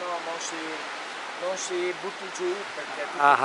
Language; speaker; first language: Italian; native; Italian